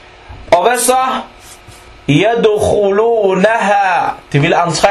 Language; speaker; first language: Danish; early bilingual, other home language; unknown